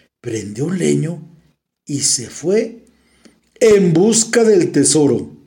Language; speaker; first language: Spanish; native; Spanish